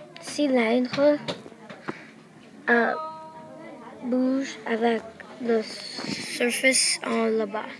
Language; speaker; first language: French; non-native, learner; English